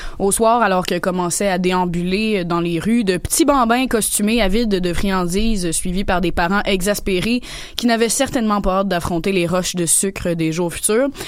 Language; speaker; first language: French; native; French